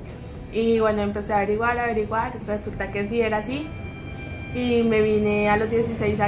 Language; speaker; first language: Spanish; native; Spanish